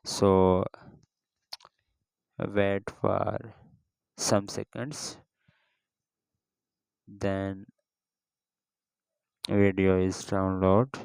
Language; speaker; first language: English; non-native, local second language; Urdu